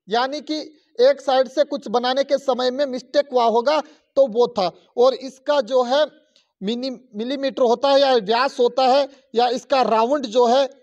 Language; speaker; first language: Hindi; native; Hindi